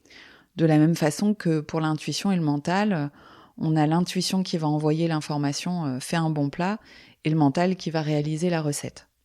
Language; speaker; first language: French; native; French